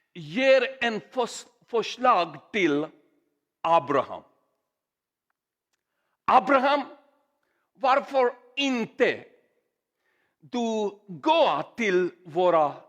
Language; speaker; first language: Swedish; non-native, learner; Urdu